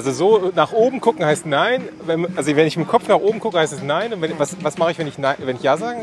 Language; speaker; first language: German; native; German